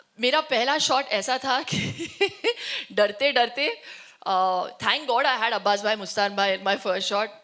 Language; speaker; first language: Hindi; non-native, local second language; Tulu